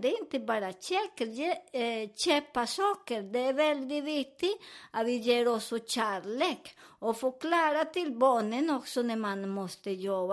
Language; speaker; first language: Swedish; non-native, fluent; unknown